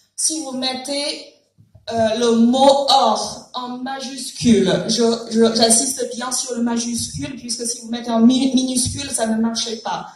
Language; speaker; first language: French; non-native, fluent; Chinese